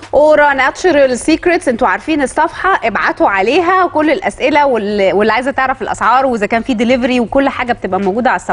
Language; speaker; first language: Arabic; native; Arabic